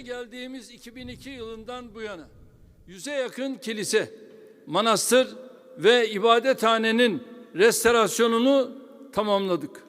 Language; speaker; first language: Turkish; native; Turkish